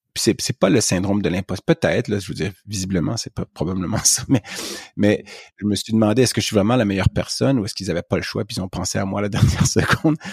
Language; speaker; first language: French; native; French